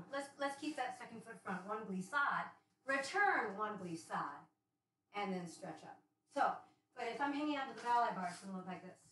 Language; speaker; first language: English; native; English